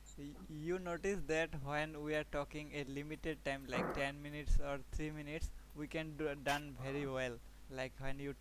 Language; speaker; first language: English; non-native, learner; Bangla